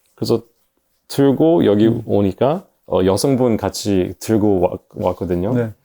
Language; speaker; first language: Korean; non-native, fluent; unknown